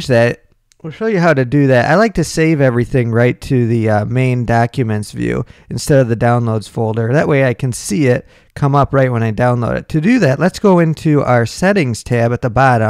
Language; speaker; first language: English; native; English